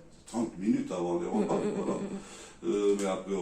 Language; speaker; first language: French; non-native, learner; Portuguese